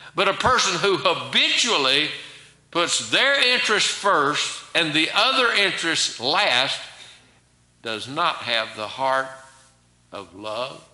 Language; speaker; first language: English; native; English